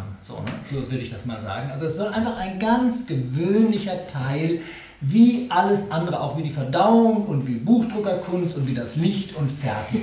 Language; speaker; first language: German; native; German